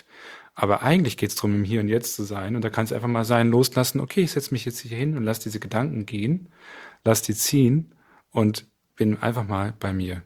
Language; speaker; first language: German; native; German